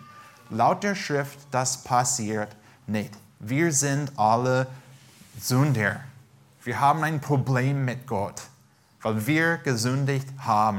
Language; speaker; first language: German; non-native, fluent; English